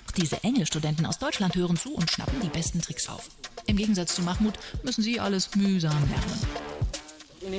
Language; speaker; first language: German; native; German